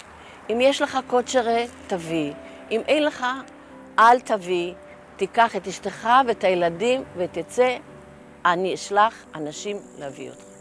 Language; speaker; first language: Hebrew; early bilingual, other home language; Yiddish